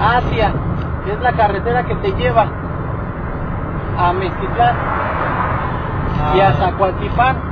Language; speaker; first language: Spanish; native; Spanish